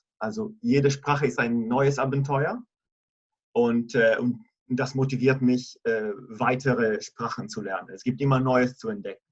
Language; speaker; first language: German; non-native, fluent; Italian